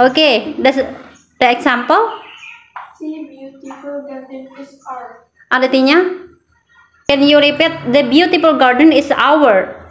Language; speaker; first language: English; non-native, learner; Indonesian